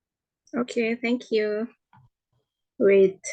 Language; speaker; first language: English; non-native, fluent; Indonesian